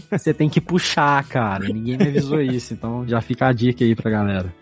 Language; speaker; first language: Portuguese; native; Portuguese